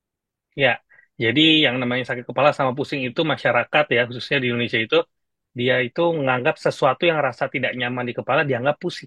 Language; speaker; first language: Indonesian; native; Indonesian